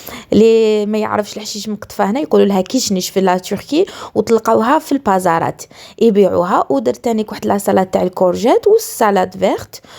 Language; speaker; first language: Arabic; native; Arabic